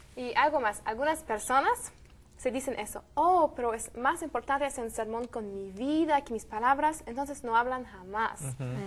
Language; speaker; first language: Spanish; non-native, learner; French